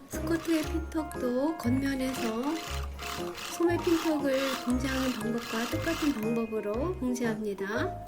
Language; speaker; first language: Korean; native; Korean